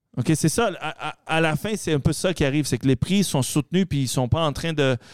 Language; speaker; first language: French; early bilingual, other home language; Arabic